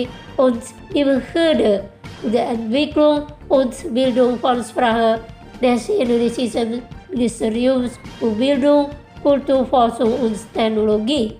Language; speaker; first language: German; non-native, fluent; Indonesian